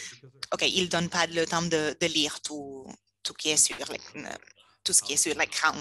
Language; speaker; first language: French; non-native, fluent; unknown